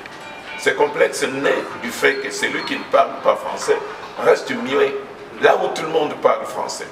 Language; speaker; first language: French; non-native, local second language; Lingala